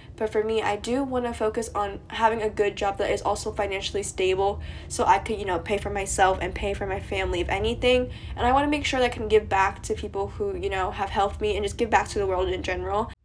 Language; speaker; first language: English; native; English